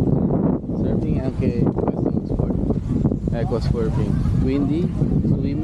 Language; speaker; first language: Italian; non-native, fluent; Filipino